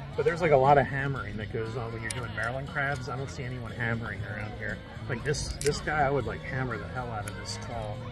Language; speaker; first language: English; native; English